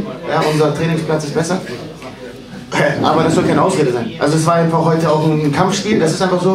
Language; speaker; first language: German; native; German